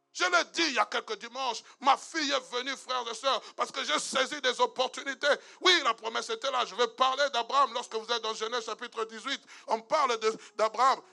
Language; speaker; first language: French; non-native, local second language; Lingala